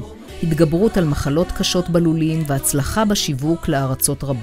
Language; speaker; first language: Hebrew; native; Hebrew